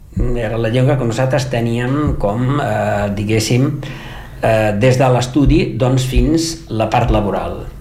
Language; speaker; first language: Catalan; non-native, fluent; Portuguese